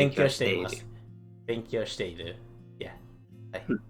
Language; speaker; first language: Japanese; non-native, learner; English